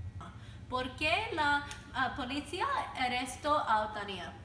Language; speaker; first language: Spanish; non-native, learner; English